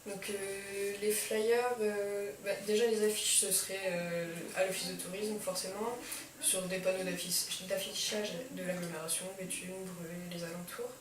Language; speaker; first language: French; native; French